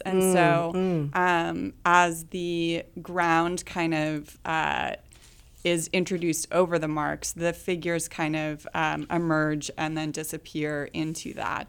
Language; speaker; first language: English; native; English